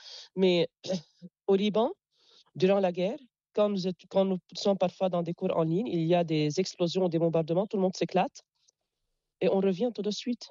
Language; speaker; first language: French; non-native, local second language; Arabic